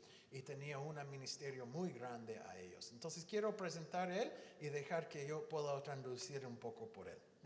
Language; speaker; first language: Spanish; non-native, fluent; English